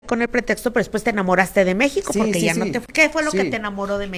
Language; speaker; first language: Spanish; native; Spanish